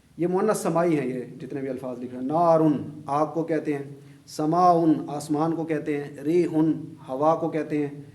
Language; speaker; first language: Urdu; native; Urdu